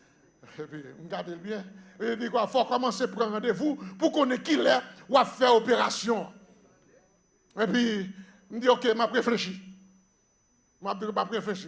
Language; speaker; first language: French; non-native, local second language; Haitian Creole